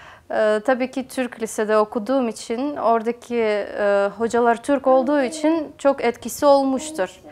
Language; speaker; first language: Turkish; non-native, fluent; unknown